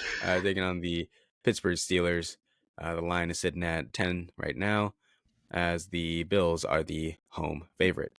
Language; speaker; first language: English; native; English